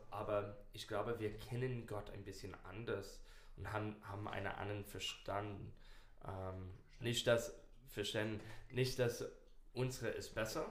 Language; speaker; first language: German; non-native, learner; English